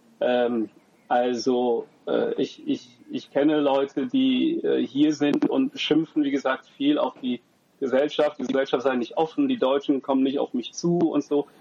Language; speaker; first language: German; early bilingual, other home language; French